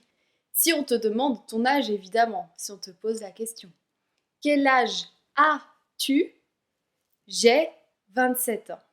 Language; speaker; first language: French; native; French